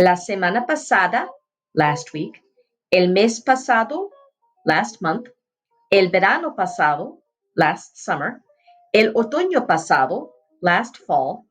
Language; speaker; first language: Spanish; non-native, fluent; English